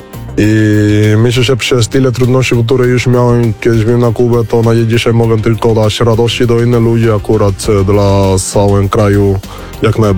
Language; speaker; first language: Polish; non-native, learner; Spanish